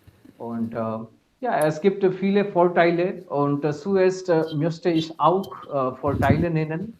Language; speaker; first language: German; non-native, fluent; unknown